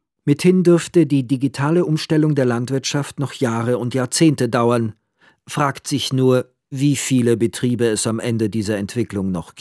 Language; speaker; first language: German; native; German